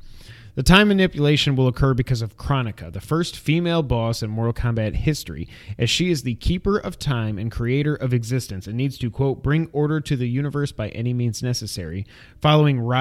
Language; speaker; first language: English; native; English